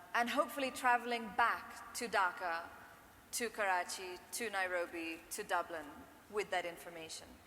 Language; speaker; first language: English; non-native, local second language; Urdu